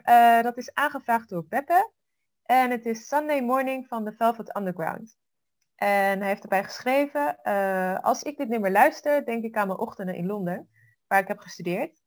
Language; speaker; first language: Dutch; native; Dutch